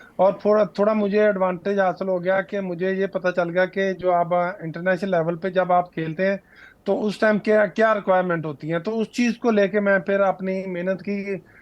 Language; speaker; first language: Urdu; non-native, local second language; Punjabi